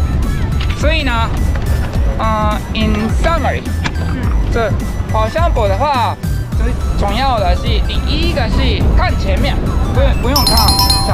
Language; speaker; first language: Chinese; non-native, learner; Japanese